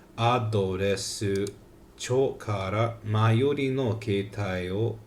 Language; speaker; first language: Japanese; non-native, learner; English